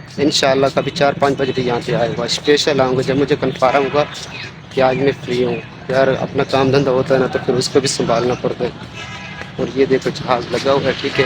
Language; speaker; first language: Urdu; non-native, local second language; Saraiki